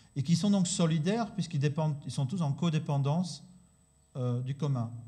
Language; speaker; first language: French; native; French